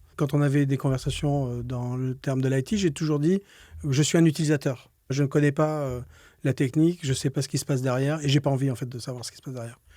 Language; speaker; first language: French; native; French